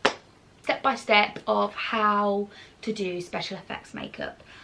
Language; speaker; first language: English; native; English